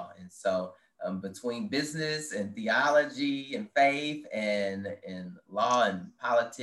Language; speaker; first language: English; native; English